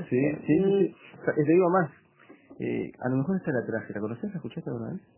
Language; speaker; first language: Spanish; native; Spanish